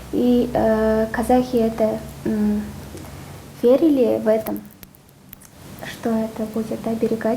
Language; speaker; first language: Russian; non-native, local second language; Kazakh